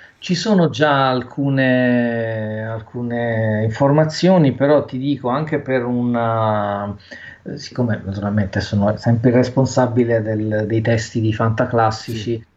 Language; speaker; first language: Italian; native; Italian